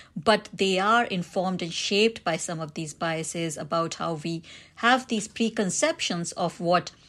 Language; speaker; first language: English; non-native, local second language; Hindi